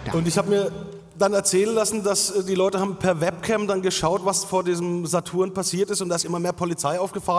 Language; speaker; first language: German; native; German